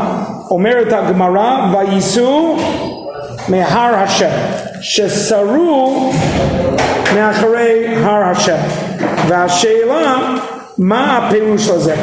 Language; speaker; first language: Hebrew; non-native, fluent; English